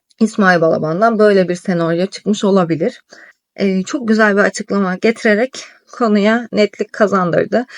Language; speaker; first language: Turkish; native; Turkish